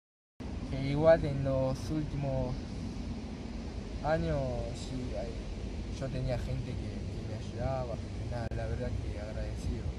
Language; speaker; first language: Spanish; non-native, fluent; Japanese